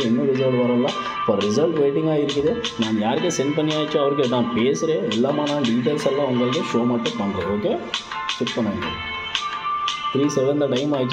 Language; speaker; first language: Tamil; non-native, learner; Kannada